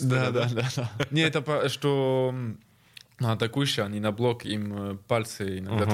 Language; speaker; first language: Russian; early bilingual, heritage; Russian